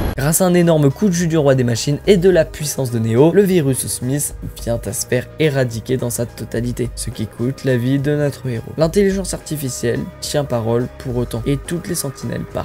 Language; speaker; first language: French; native; French